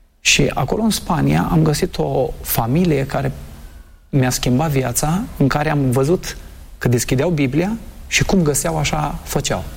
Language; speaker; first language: Romanian; native; Romanian